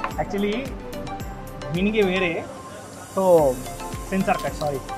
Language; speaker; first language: Telugu; non-native, learner; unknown